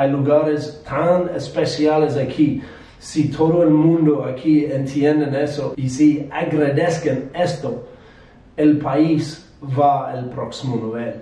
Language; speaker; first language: Spanish; non-native, learner; English